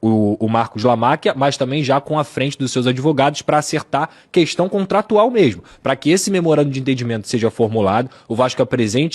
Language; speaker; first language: Portuguese; native; Portuguese